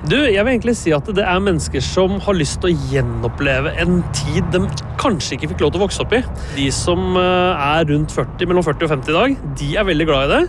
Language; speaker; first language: Norwegian; native; Norwegian